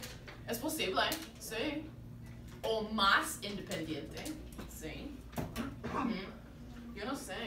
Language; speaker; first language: Spanish; non-native, fluent; English